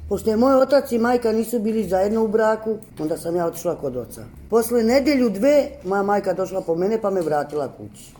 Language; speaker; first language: Serbian; non-native, local second language; Romany